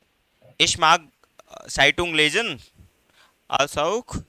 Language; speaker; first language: German; non-native, fluent; Hindi